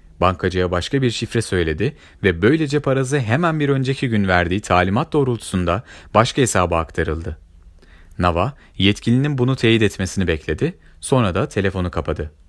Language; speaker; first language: Turkish; native; Turkish